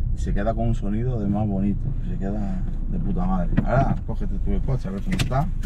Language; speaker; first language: Spanish; non-native, fluent; Portuguese